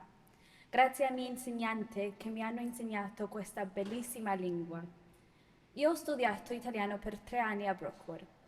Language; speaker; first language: Italian; non-native, learner; English